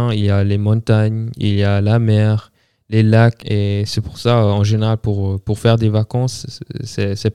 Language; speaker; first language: French; non-native, fluent; German